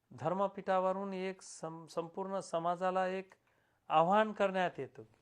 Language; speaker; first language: Marathi; non-native, local second language; Lambadi